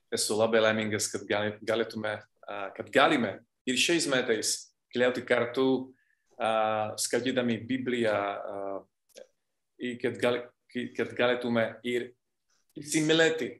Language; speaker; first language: Lithuanian; non-native, fluent; Slovak